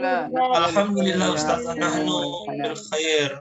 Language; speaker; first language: Arabic; non-native, learner; Indonesian